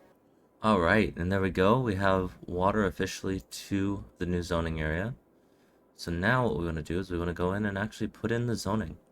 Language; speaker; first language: English; native; English